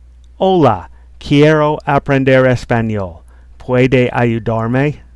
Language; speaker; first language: Spanish; non-native, learner; English